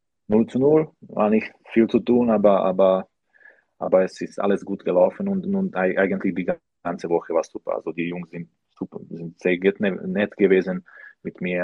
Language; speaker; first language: German; non-native, learner; Slovak